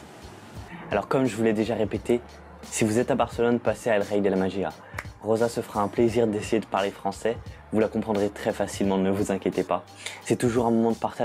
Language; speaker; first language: French; native; French